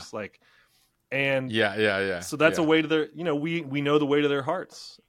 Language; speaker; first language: English; native; English